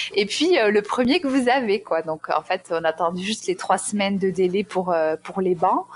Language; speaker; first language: French; native; French